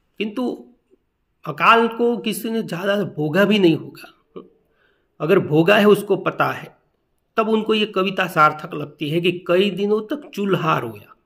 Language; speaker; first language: Hindi; non-native, local second language; Gujarati